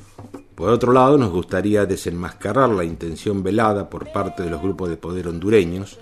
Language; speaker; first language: Spanish; native; Spanish